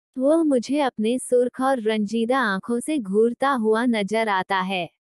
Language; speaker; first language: Hindi; non-native, local second language; Marathi